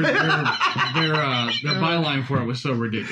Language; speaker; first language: English; native; English